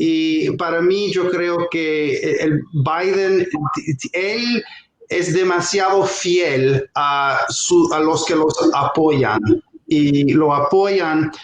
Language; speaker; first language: Spanish; non-native, fluent; English